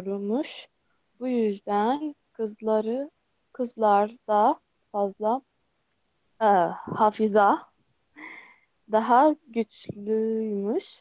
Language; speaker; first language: Turkish; non-native, learner; Arabic